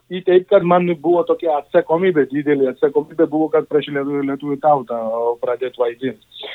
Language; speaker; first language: Lithuanian; non-native, fluent; Georgian